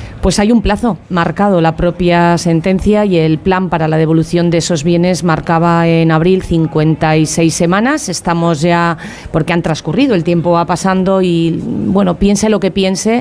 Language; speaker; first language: Spanish; native; Spanish